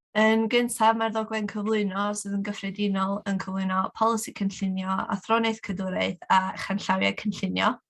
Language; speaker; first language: Welsh; native; Welsh